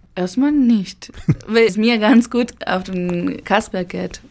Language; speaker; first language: German; non-native, fluent; Spanish